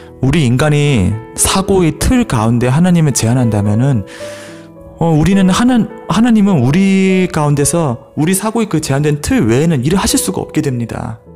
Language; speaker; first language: Korean; native; Korean